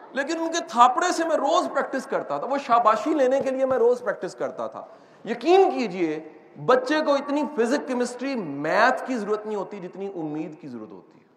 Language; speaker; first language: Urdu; non-native, local second language; Punjabi